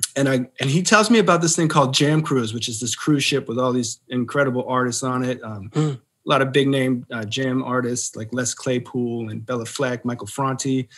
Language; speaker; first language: English; native; English